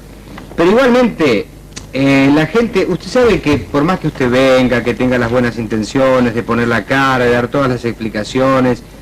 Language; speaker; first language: Spanish; native; Spanish